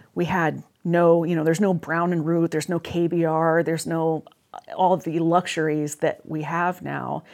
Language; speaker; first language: English; native; English